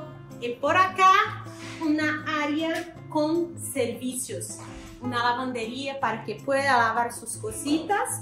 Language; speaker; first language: Spanish; non-native, learner; Portuguese